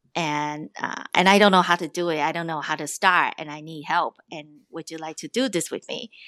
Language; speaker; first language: English; non-native, fluent; Chinese